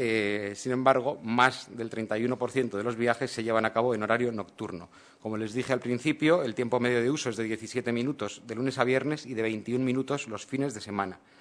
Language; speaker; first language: Spanish; native; Spanish